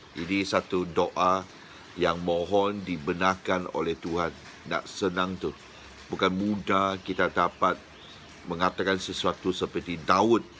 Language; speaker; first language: Malay; non-native, local second language; Chinese